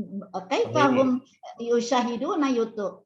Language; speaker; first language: Arabic; non-native, learner; Indonesian